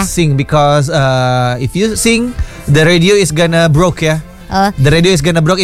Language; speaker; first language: English; non-native, local second language; Indonesian